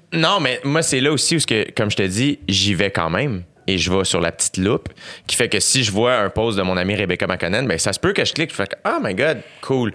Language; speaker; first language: French; native; French